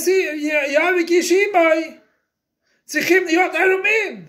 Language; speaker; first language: Hebrew; non-native, fluent; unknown